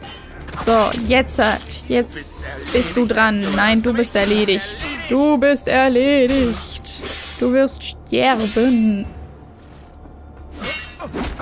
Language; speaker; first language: German; native; German